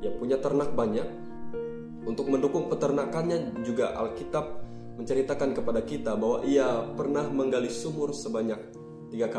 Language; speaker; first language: Indonesian; native; Indonesian